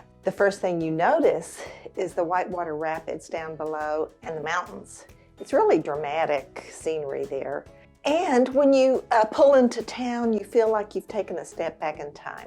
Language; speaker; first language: English; native; English